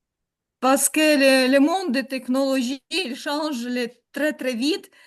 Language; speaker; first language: French; non-native, learner; Ukrainian